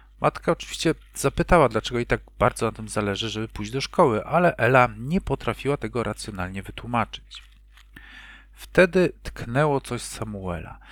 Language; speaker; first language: Polish; native; Polish